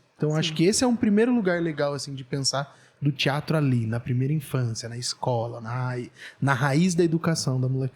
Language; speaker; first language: Portuguese; native; Portuguese